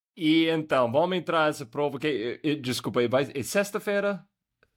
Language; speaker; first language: Portuguese; non-native, fluent; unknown